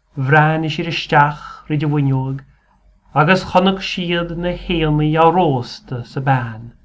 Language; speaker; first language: Irish; native; Irish